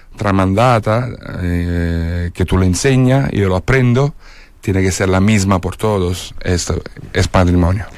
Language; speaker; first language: Spanish; non-native, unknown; Italian